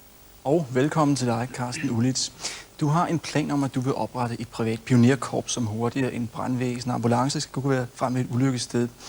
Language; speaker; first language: Danish; native; Danish